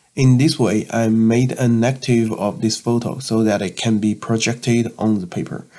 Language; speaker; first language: English; non-native, learner; Chinese